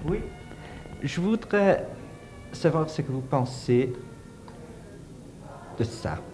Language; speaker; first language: French; early bilingual, heritage; French